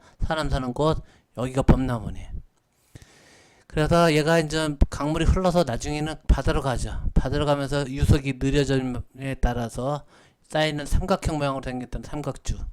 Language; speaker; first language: Korean; native; Korean